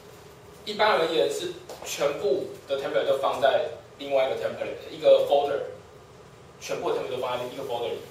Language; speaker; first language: Chinese; native; Chinese